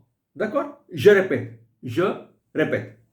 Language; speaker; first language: French; non-native, fluent; Hindi